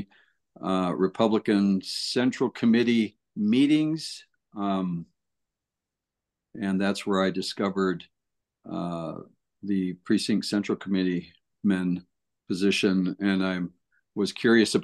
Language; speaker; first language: English; native; English